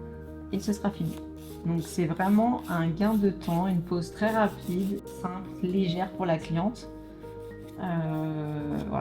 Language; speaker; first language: French; native; French